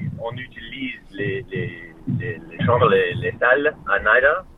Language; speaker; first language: French; non-native, fluent; English